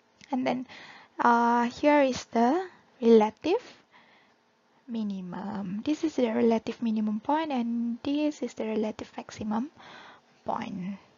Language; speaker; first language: English; non-native, local second language; Malay